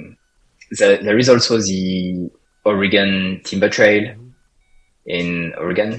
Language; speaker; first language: English; non-native, fluent; French